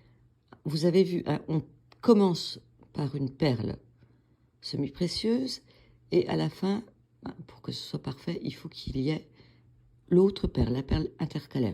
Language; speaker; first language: French; native; French